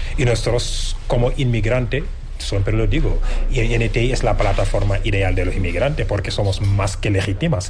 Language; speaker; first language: Spanish; non-native, fluent; Wolof